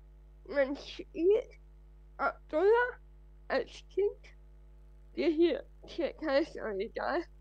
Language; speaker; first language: German; non-native, fluent; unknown